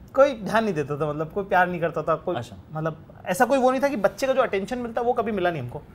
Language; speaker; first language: Hindi; native; Hindi